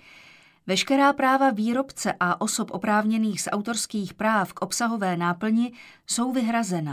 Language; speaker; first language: Czech; native; Czech